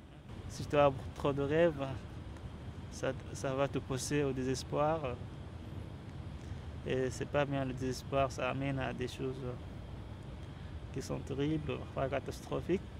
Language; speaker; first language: French; non-native, learner; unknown